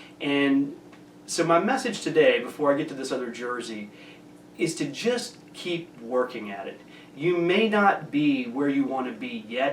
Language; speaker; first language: English; native; English